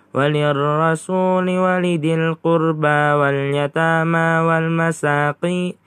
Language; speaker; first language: Arabic; non-native, learner; Indonesian